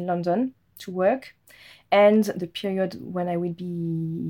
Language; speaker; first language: English; non-native, fluent; French